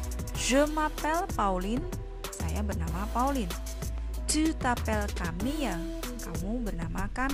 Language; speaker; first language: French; non-native, learner; Indonesian